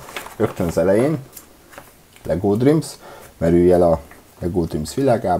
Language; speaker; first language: Hungarian; native; Hungarian